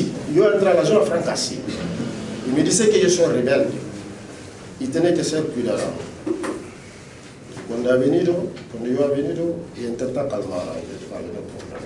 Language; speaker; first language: Spanish; non-native, local second language; French